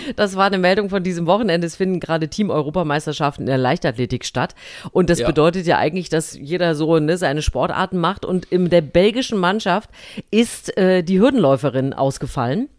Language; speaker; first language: German; native; German